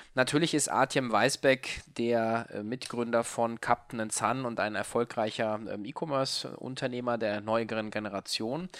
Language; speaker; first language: German; native; German